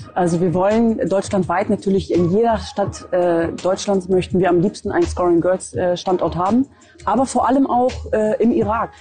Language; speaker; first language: German; native; German